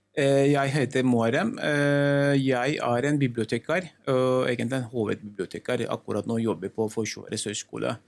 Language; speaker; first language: Norwegian; non-native, learner; Turkish